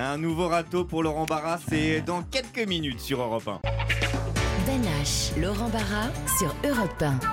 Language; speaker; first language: French; native; French